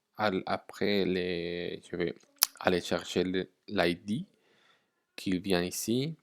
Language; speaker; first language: French; non-native, fluent; Spanish